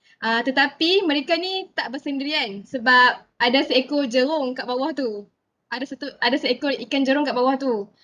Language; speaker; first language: Malay; native; Malay